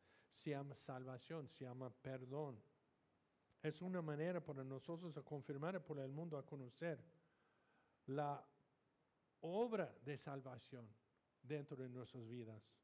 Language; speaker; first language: Spanish; non-native, fluent; English